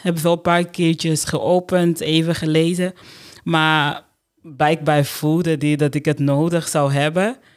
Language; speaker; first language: Dutch; non-native, fluent; Portuguese